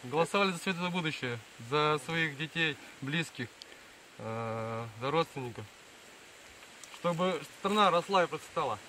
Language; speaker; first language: Russian; native; Russian